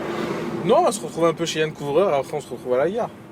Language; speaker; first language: French; native; French